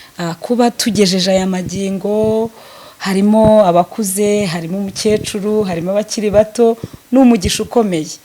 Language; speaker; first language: Kinyarwanda; native; Kinyarwanda